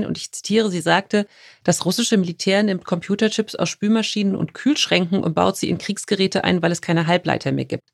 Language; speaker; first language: German; native; German